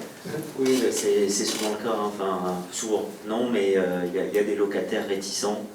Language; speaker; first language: French; native; French